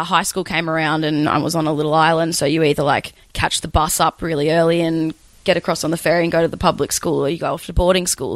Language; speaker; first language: English; native; English